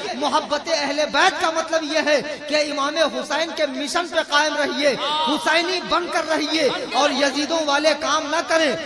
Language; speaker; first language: Urdu; native; Urdu